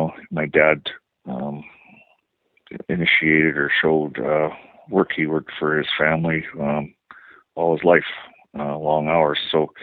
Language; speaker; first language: English; native; English